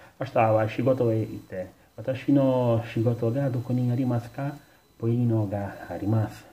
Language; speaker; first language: Japanese; non-native, learner; Italian